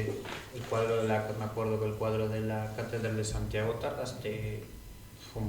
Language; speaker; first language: Spanish; native; Spanish